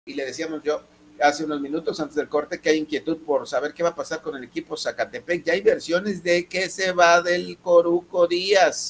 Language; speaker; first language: Spanish; native; Spanish